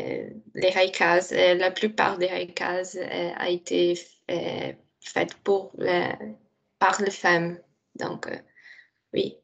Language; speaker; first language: French; non-native, learner; Portuguese